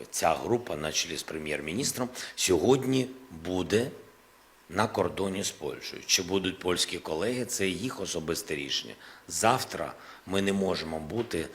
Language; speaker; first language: Ukrainian; non-native, local second language; Russian